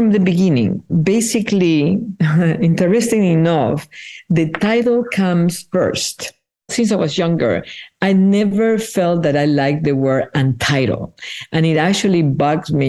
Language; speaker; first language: English; non-native, fluent; Spanish